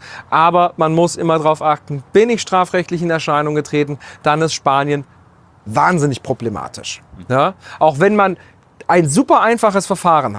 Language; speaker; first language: German; native; German